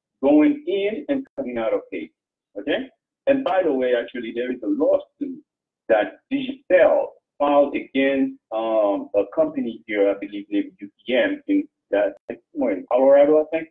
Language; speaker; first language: English; non-native, fluent; Haitian Creole